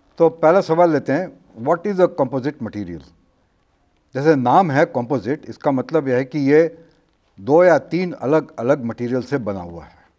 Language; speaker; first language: Hindi; non-native, local second language; Marathi